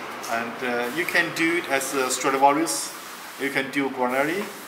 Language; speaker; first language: English; non-native, fluent; Chinese